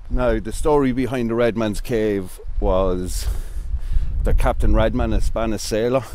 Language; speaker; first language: English; native; English